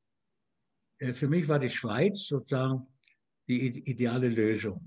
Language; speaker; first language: German; native; German